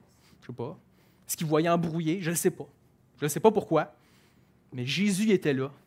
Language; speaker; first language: French; native; French